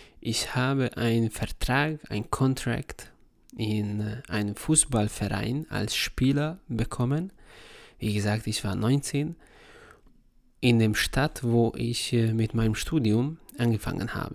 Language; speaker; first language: German; non-native, fluent; Hungarian